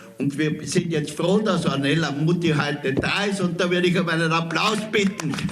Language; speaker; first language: German; native; German